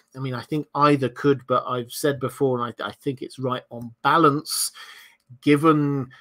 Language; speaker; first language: English; native; English